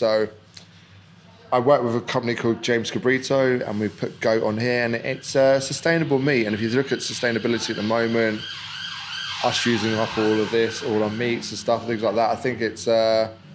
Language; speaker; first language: English; native; English